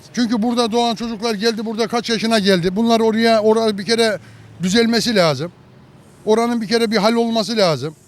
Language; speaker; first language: Turkish; native; Turkish